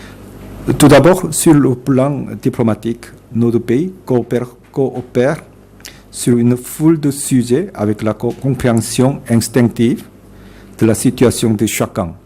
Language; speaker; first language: French; non-native, fluent; Korean